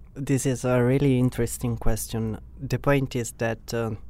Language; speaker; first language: English; non-native, learner; Italian